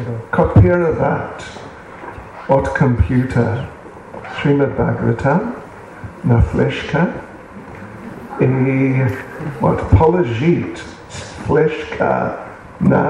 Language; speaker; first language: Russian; non-native, learner; English